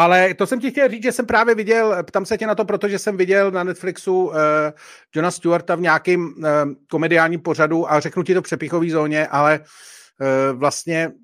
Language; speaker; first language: Czech; native; Czech